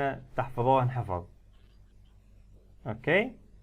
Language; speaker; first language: Arabic; native; Arabic